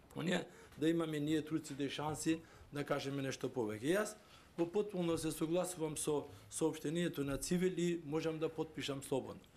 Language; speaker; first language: Macedonian; non-native, local second language; Turkish